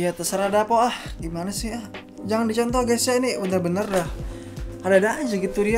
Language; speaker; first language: Indonesian; native; Indonesian